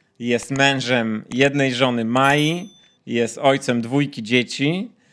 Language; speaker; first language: Polish; native; Polish